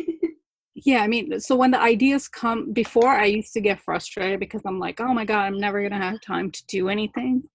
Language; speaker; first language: English; early bilingual, other home language; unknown